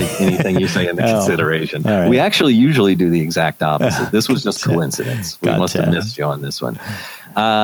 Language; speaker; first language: English; native; English